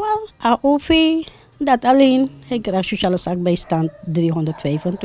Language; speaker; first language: Dutch; non-native, local second language; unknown